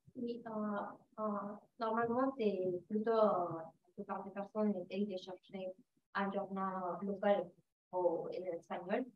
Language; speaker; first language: French; non-native, fluent; Spanish